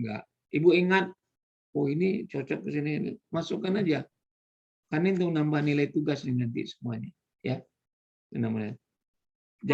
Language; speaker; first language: Indonesian; native; Indonesian